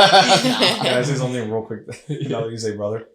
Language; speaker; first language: English; native; English